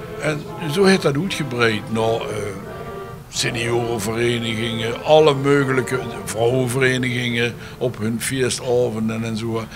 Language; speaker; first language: Dutch; native; Dutch